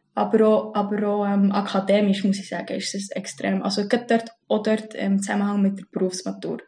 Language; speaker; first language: German; early bilingual, other home language; Arabic